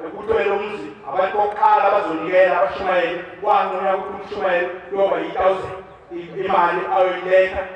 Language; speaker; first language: Zulu; native; Zulu